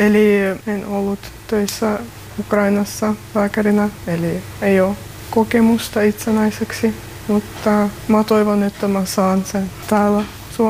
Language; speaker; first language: Finnish; non-native, learner; Ukrainian